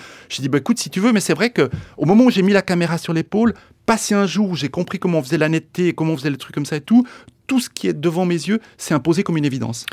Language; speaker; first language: French; early bilingual, other home language; Spanish